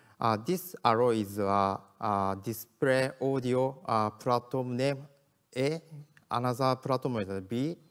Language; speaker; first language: English; non-native, learner; Japanese